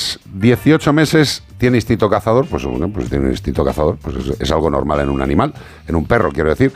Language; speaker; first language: Spanish; native; Spanish